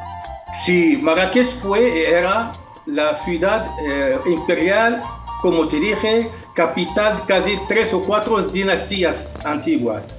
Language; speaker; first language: Spanish; non-native, fluent; Arabic